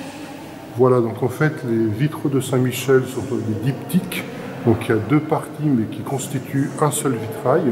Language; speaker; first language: French; native; French